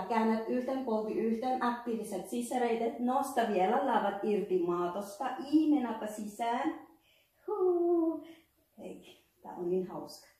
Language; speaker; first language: Finnish; non-native, learner; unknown